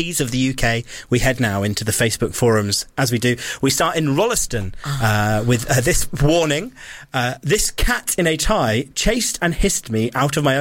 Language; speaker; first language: English; native; English